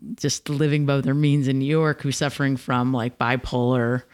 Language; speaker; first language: English; native; English